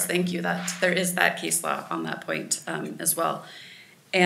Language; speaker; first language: English; native; English